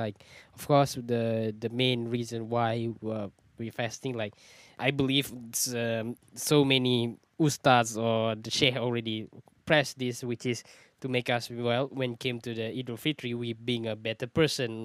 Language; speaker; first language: English; non-native, local second language; Malay